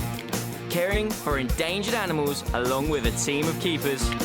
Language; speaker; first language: English; native; English